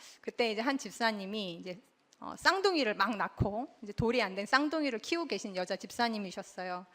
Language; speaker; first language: Korean; native; Korean